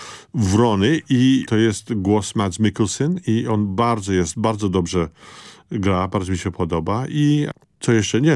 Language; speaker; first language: Polish; early bilingual, heritage; Polish